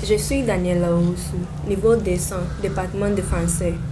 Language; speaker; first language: French; non-native, learner; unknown